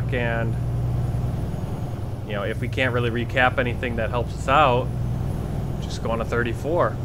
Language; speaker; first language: English; native; English